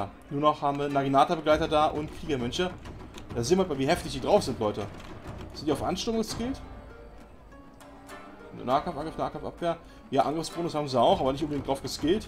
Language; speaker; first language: German; native; German